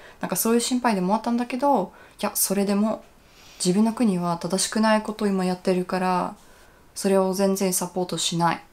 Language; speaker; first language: Japanese; non-native, fluent; Russian